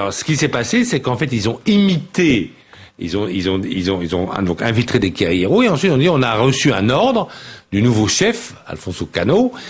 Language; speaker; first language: French; native; French